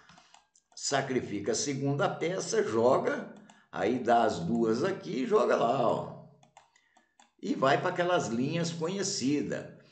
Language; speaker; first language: Portuguese; native; Portuguese